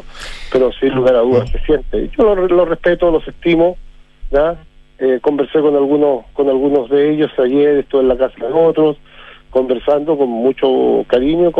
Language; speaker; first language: Spanish; native; Spanish